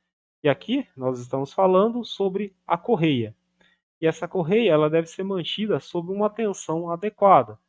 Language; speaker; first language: Portuguese; native; Portuguese